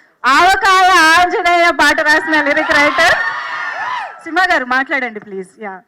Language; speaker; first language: Telugu; native; Telugu